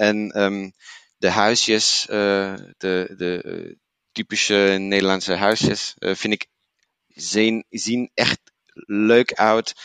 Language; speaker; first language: Dutch; non-native, learner; German